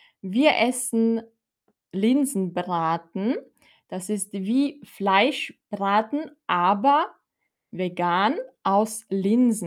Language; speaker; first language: German; non-native, fluent; Filipino